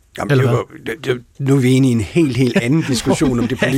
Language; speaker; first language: Danish; native; Danish